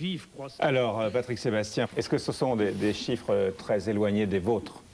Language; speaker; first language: French; native; French